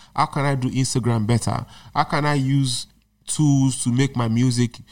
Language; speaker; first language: English; non-native, local second language; Yoruba